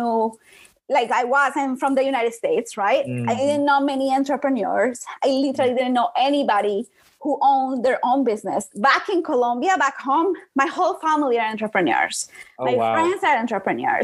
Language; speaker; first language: English; non-native, fluent; Spanish